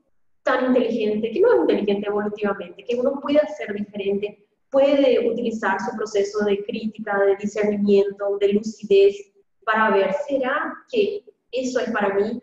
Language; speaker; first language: Spanish; early bilingual, heritage; Spanish